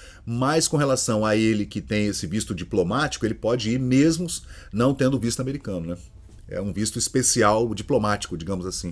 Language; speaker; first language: Portuguese; native; Portuguese